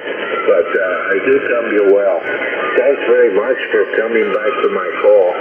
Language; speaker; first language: English; non-native, fluent; Italian